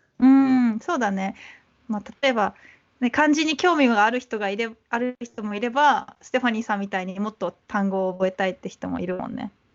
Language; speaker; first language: Japanese; native; Japanese